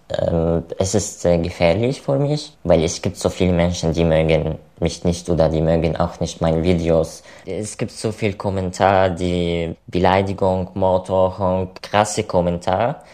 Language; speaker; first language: German; non-native, learner; Arabic